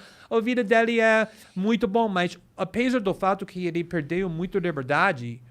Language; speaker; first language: Portuguese; non-native, fluent; English